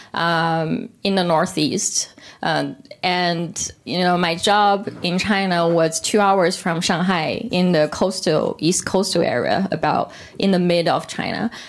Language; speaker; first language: English; non-native, fluent; Korean